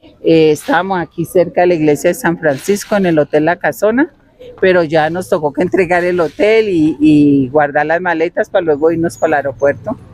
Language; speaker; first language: Spanish; native; Spanish